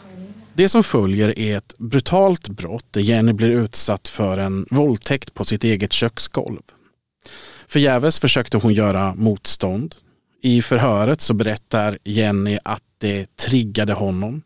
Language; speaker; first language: Swedish; native; Swedish